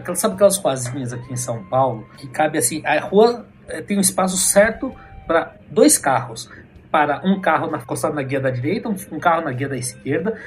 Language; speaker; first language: Portuguese; native; Portuguese